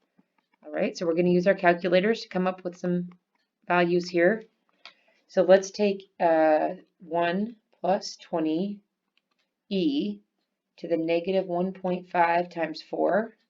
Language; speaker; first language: English; native; English